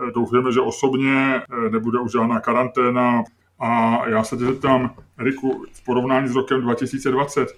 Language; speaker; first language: Czech; native; Czech